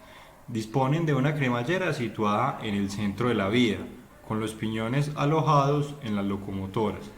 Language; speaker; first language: Spanish; native; Spanish